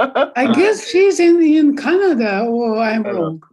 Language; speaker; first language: English; non-native, fluent; Russian